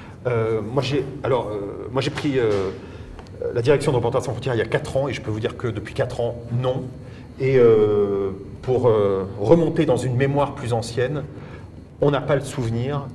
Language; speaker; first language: French; native; French